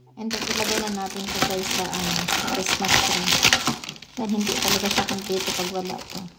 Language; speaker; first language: Filipino; non-native, local second language; Cebuano